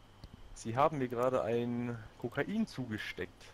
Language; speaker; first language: German; native; German